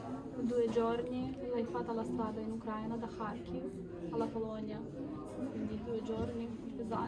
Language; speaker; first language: Italian; non-native, fluent; Ukrainian